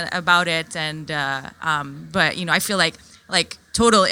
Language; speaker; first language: English; non-native, local second language; French